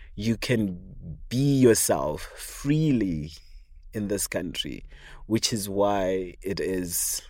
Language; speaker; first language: English; non-native, local second language; Shona